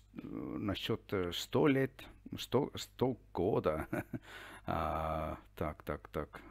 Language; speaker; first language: Russian; non-native, fluent; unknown